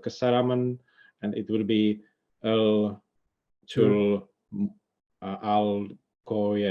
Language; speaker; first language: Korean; non-native, learner; English